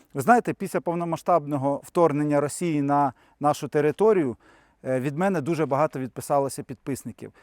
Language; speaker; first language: Ukrainian; non-native, local second language; Russian